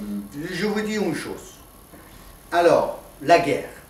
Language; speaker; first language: French; non-native, fluent; Persian